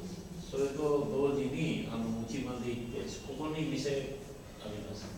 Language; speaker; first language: Japanese; non-native, learner; Bangla